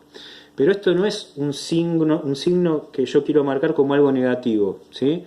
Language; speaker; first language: Spanish; native; Spanish